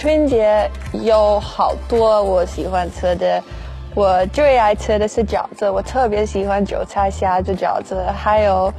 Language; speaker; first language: Chinese; early bilingual, heritage; Chinese